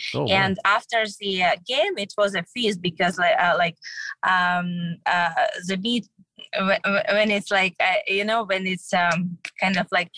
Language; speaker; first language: English; non-native, learner; Russian